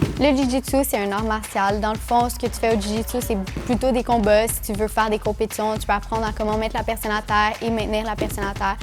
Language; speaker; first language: French; early bilingual, other home language; Portuguese